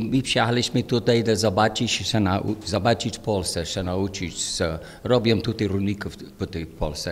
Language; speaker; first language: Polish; non-native, learner; English